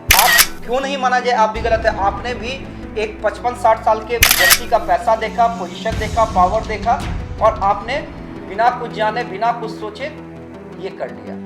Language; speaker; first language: Hindi; native; Hindi